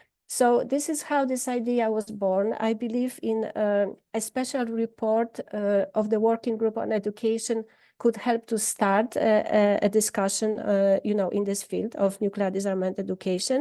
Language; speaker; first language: English; non-native, fluent; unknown